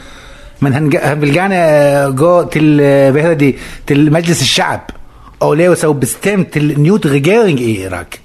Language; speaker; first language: Danish; non-native, learner; Arabic